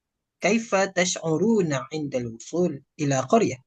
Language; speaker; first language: Arabic; non-native, learner; Malay